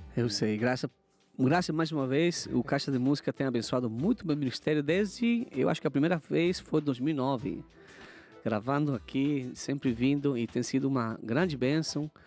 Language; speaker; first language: Portuguese; non-native, fluent; Spanish